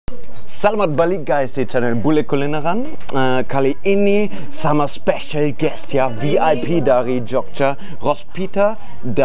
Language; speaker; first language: Indonesian; non-native, fluent; German